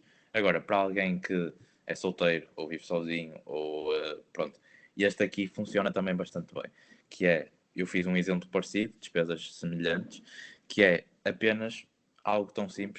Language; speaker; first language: Portuguese; native; Portuguese